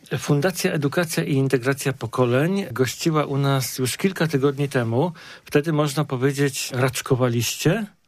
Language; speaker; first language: Polish; native; Polish